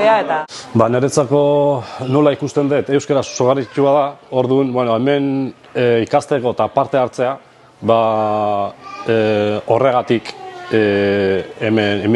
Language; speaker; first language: Basque; non-native, learner; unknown